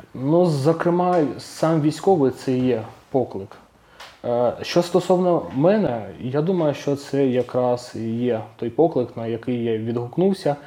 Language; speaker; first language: Ukrainian; non-native, local second language; Russian